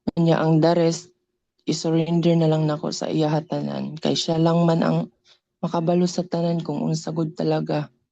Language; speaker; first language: Cebuano; native; Cebuano